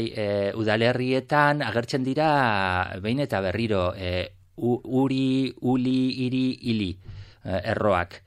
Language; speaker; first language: Basque; non-native, local second language; Spanish